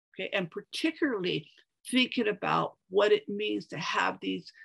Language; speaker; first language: English; native; English